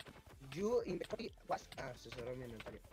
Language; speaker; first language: Spanish; native; Spanish